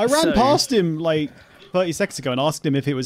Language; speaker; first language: English; native; English